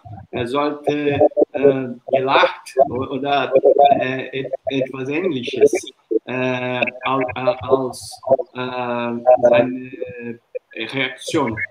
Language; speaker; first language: German; non-native, fluent; Portuguese